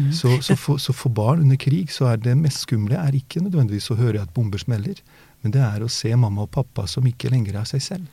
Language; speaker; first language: Norwegian; early bilingual, other home language; Bosnian